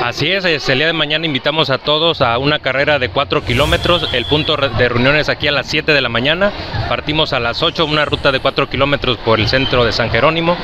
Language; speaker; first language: Spanish; native; Spanish